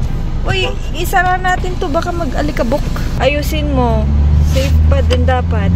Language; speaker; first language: Filipino; native; Filipino